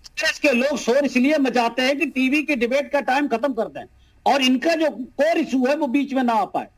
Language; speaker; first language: Hindi; native; Hindi